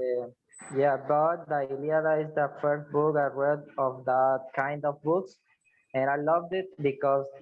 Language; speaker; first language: English; non-native, fluent; Spanish